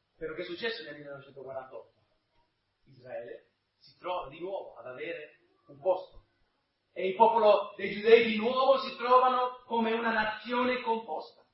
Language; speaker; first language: Italian; non-native, fluent; English